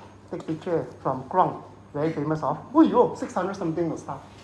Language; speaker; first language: English; non-native, local second language; Cantonese